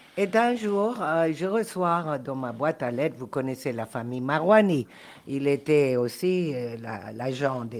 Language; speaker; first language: French; non-native, fluent; Spanish